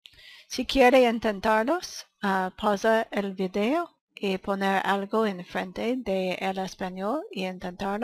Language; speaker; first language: Spanish; non-native, learner; English